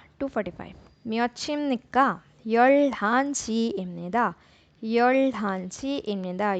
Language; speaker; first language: Korean; non-native, learner; Urdu